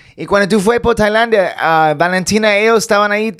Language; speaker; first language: Spanish; non-native, learner; English